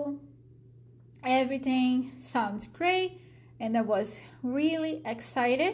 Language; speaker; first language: English; non-native, fluent; Portuguese